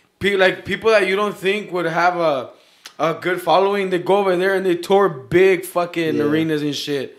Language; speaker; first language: English; early bilingual, other home language; Spanish